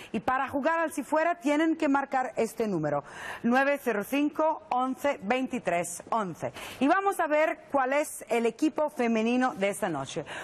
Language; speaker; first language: Spanish; non-native, fluent; Italian